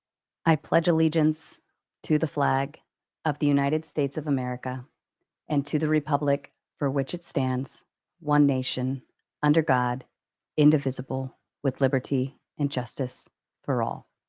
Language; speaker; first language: English; native; English